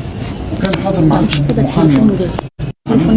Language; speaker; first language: Arabic; native; Arabic